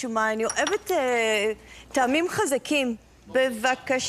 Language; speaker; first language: Hebrew; non-native, fluent; Greek